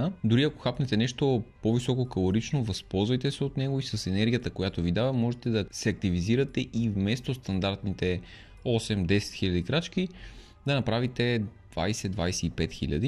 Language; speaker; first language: Bulgarian; native; Bulgarian